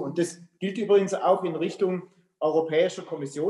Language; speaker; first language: German; native; German